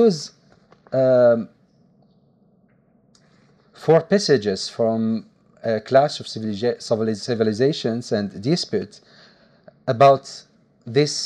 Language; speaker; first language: English; non-native, fluent; Arabic